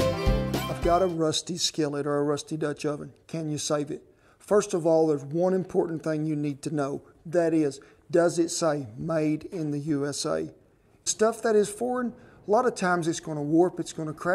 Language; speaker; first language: English; native; English